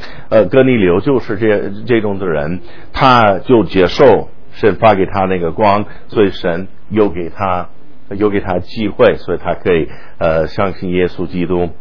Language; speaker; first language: Chinese; non-native, fluent; English